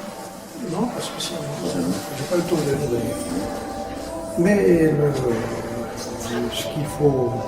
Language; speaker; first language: French; non-native, local second language; Arabic